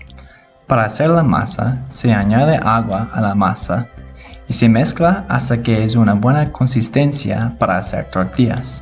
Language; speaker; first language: Spanish; non-native, learner; English